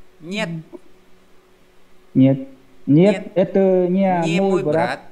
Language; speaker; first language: Russian; non-native, learner; Vietnamese